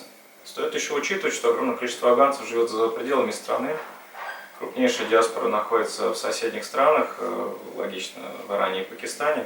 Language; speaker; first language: Russian; native; Russian